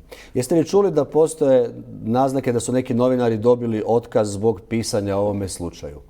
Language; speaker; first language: Croatian; native; Croatian